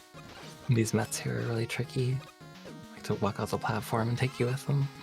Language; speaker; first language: English; native; English